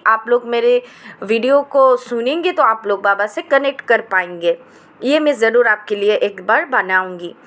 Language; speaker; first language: Hindi; non-native, local second language; Bangla